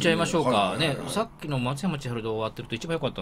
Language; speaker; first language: Japanese; native; Japanese